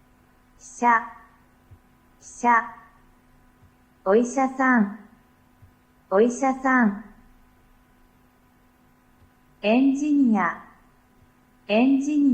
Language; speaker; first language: Japanese; non-native, learner; Indonesian